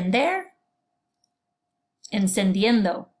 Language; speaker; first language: Spanish; non-native, fluent; English